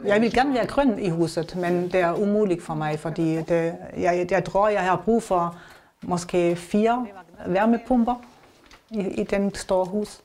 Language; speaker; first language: Danish; non-native, learner; German